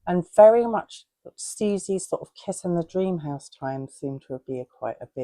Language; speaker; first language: English; native; English